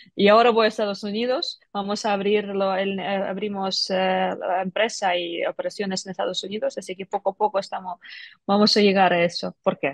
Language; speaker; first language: Spanish; non-native, fluent; Ukrainian